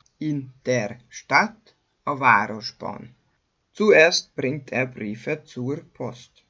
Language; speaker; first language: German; non-native, fluent; Hungarian